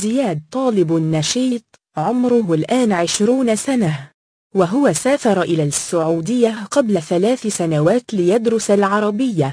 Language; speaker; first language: Arabic; non-native, fluent; Indonesian